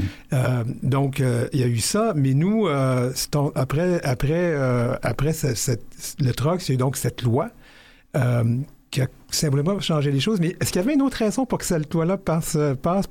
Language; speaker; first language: French; native; French